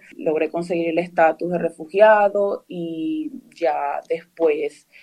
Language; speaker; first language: Spanish; native; Spanish